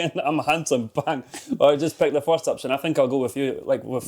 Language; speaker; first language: English; native; English